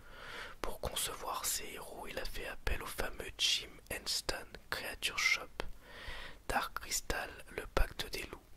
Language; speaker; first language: French; native; French